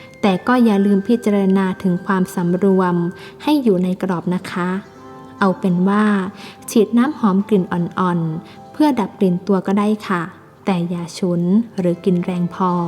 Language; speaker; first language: Thai; native; Thai